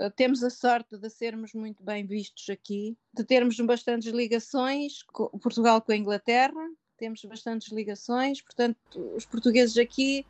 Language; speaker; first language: Portuguese; native; Portuguese